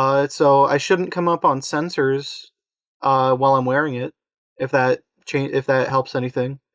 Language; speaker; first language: English; native; English